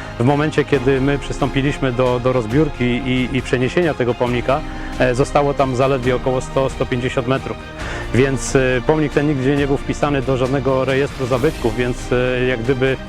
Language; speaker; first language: Polish; native; Polish